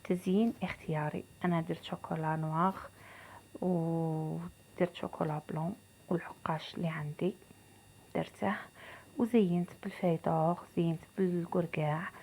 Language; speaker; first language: Arabic; native; Arabic